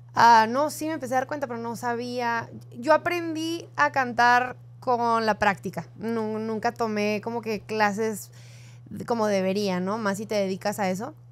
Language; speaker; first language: Spanish; native; Spanish